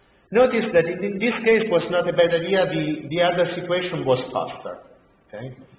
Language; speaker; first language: English; non-native, fluent; Italian